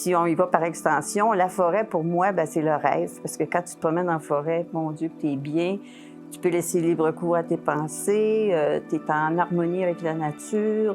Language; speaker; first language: French; native; French